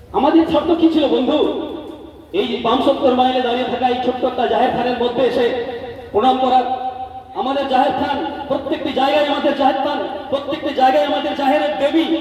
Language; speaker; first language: Bangla; non-native, local second language; Santali